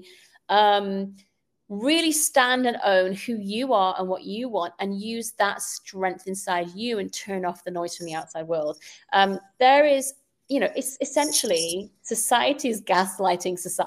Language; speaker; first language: English; native; English